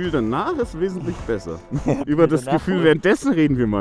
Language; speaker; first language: German; native; German